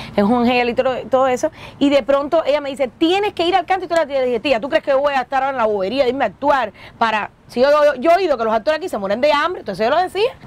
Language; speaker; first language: Spanish; native; Spanish